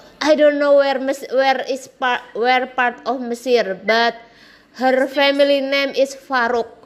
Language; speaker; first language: English; non-native, learner; Indonesian